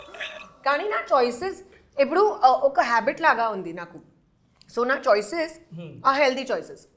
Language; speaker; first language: Telugu; non-native, learner; Hindi